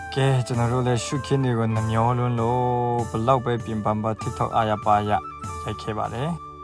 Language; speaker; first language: Burmese; non-native, local second language; Kachin